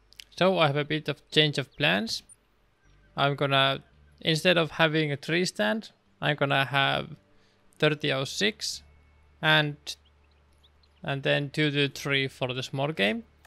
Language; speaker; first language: English; non-native, fluent; Finnish